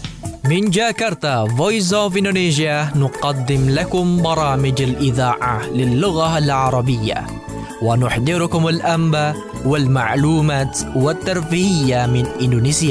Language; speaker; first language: Arabic; non-native, fluent; Indonesian